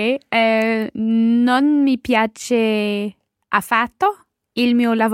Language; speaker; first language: Italian; non-native, learner; English